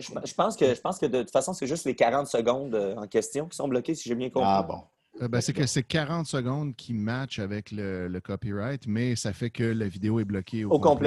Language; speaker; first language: French; native; French